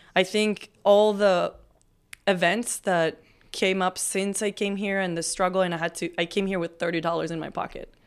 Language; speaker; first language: English; non-native, fluent; Hebrew